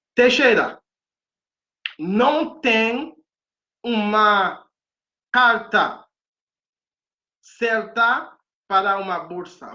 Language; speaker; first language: Portuguese; non-native, fluent; Haitian Creole